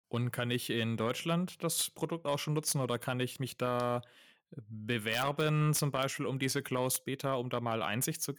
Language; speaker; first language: German; native; German